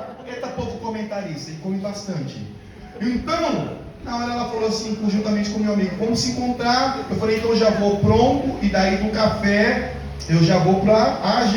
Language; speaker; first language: Portuguese; native; Portuguese